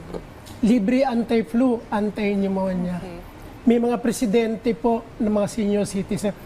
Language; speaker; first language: Filipino; native; Filipino